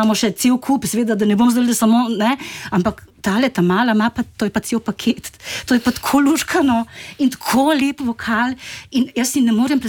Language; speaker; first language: Slovenian; native; Slovenian